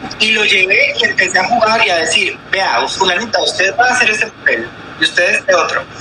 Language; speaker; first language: Spanish; native; Spanish